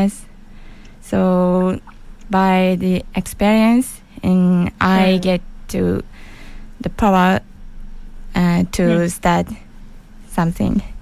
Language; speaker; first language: English; non-native, learner; Japanese